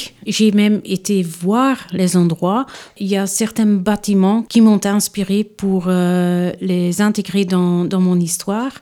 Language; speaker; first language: French; non-native, local second language; Dutch